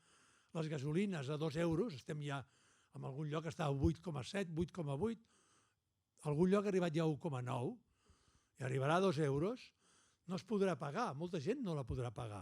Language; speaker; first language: Catalan; native; Catalan